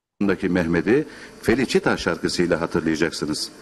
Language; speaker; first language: Turkish; non-native, learner; Ukrainian